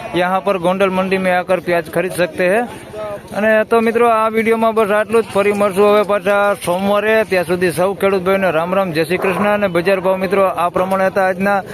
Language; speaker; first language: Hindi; non-native, local second language; Gujarati